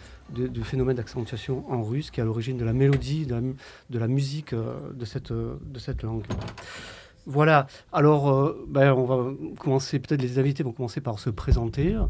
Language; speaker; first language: French; native; French